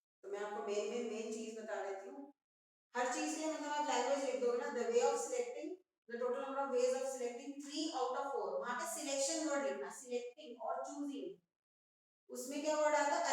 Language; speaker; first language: Hindi; native; Hindi